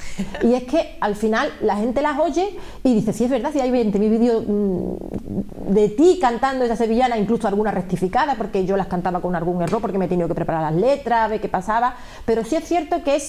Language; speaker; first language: Spanish; native; Spanish